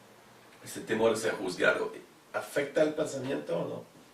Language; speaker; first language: Spanish; non-native, fluent; French